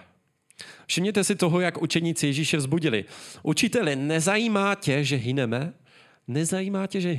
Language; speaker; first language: Czech; native; Czech